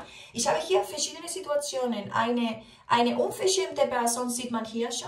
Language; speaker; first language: German; non-native, fluent; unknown